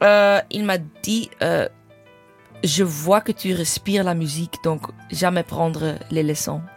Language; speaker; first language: French; non-native, fluent; English